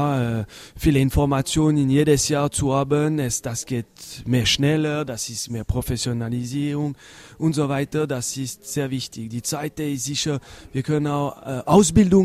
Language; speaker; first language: German; non-native, local second language; French